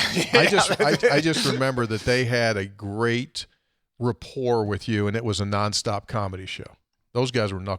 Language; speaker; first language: English; native; English